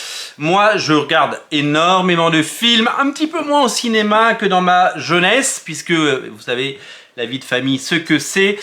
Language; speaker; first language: French; native; French